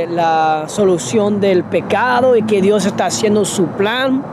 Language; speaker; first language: Spanish; non-native, fluent; English